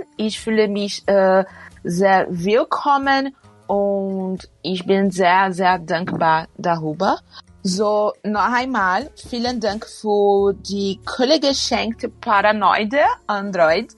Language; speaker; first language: German; non-native, learner; Portuguese